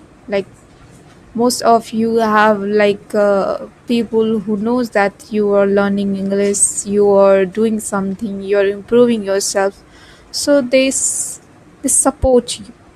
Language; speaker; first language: English; non-native, learner; Bhojpuri